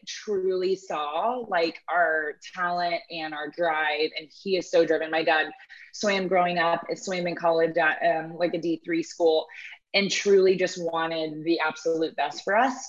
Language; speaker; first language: English; native; English